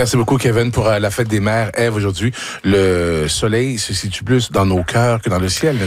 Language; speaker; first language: French; native; French